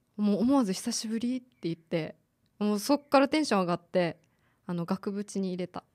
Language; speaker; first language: Japanese; native; Japanese